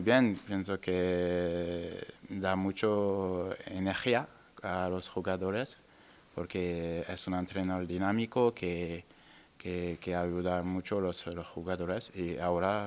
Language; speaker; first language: Spanish; non-native, learner; French